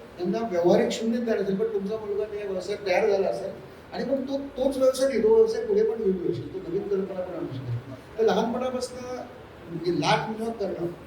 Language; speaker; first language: Marathi; native; Marathi